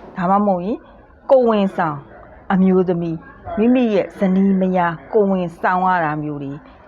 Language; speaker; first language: Burmese; native; Burmese